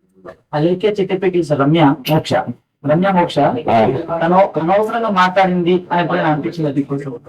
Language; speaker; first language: Telugu; native; Telugu